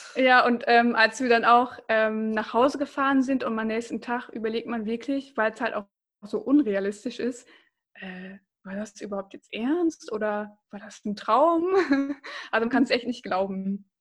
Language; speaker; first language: German; native; German